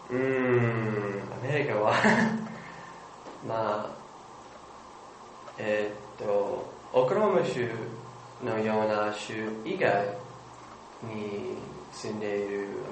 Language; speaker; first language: Japanese; non-native, learner; English